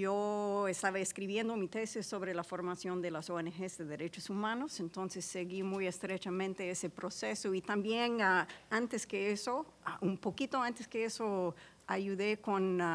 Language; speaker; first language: Spanish; non-native, fluent; English